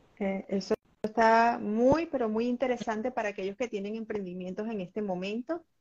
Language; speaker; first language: Spanish; native; Spanish